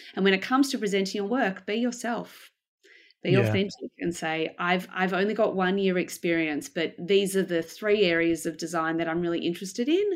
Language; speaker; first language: English; native; English